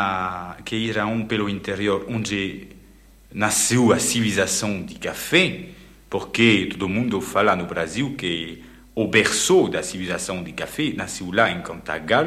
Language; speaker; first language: Portuguese; non-native, fluent; French